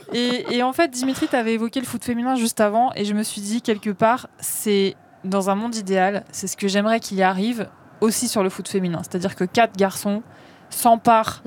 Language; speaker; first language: French; native; French